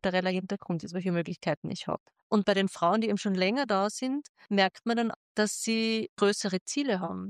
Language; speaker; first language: German; native; German